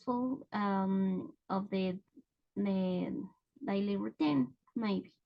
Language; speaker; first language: English; non-native, learner; Spanish